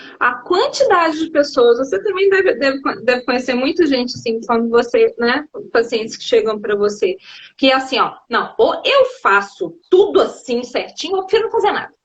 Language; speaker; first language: Portuguese; native; Portuguese